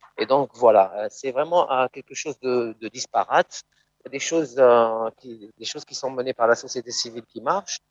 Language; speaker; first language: French; non-native, local second language; Arabic